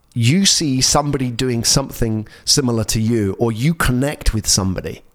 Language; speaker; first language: English; native; English